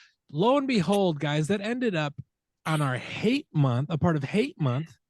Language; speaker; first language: English; native; English